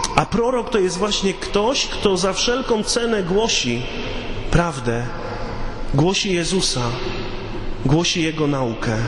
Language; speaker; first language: Polish; native; Polish